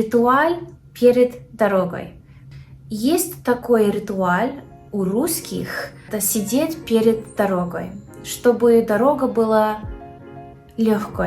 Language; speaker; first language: Russian; non-native, learner; English